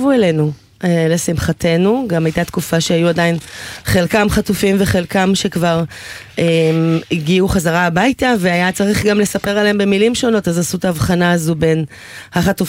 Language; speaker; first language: Hebrew; native; Hebrew